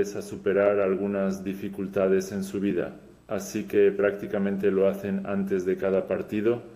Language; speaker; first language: Spanish; non-native, fluent; Serbian